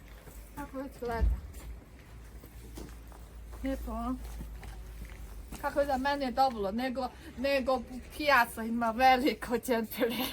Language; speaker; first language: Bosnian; non-native, learner; Chinese